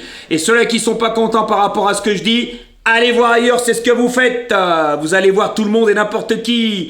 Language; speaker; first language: French; native; French